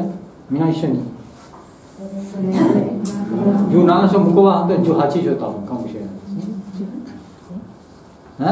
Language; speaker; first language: Japanese; non-native, fluent; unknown